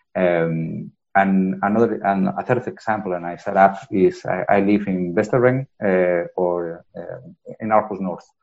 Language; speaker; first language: English; non-native, fluent; Spanish